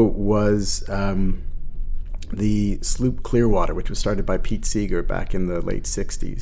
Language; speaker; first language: English; native; English